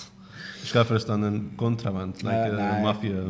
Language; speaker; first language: German; non-native, learner; Spanish